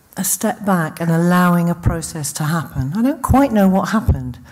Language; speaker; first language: English; native; English